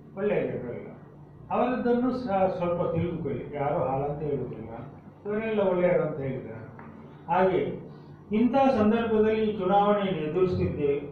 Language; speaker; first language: Kannada; non-native, local second language; Tulu